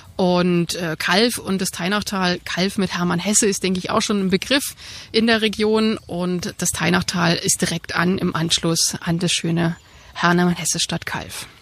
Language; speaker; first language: German; native; German